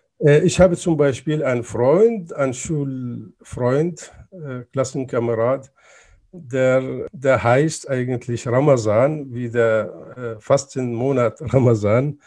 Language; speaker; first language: German; non-native, fluent; Arabic